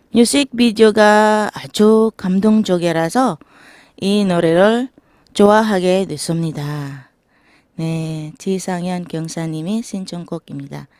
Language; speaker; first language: Korean; non-native, learner; Filipino